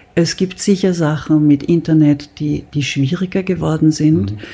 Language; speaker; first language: German; native; German